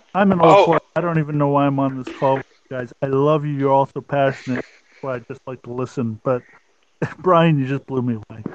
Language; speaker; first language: English; native; English